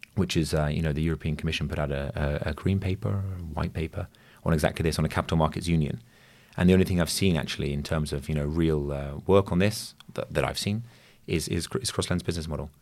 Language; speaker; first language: English; native; English